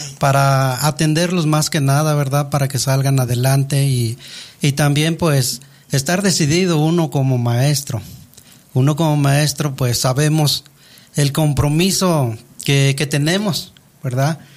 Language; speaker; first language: Spanish; non-native, local second language; Nahuatl languages